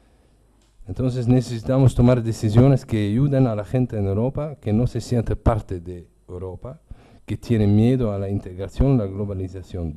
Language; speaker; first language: Spanish; non-native, fluent; Dutch